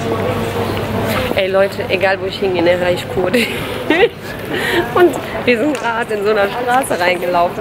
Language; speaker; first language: German; early bilingual, other home language; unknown